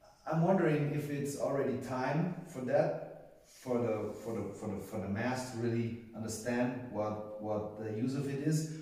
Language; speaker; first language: English; non-native, fluent; German